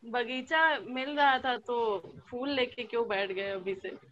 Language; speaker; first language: Hindi; native; Hindi